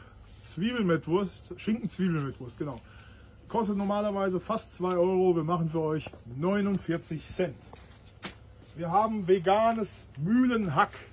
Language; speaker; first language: German; native; German